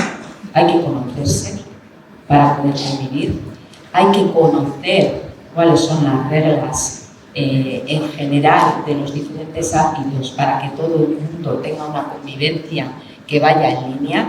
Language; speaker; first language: Spanish; native; Spanish